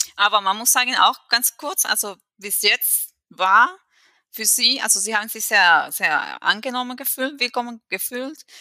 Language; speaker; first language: German; non-native, fluent; Spanish